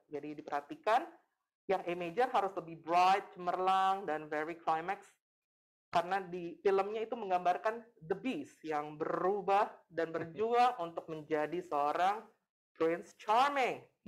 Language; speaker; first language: Indonesian; native; Indonesian